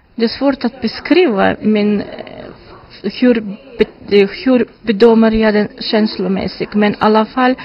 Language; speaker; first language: Swedish; non-native, fluent; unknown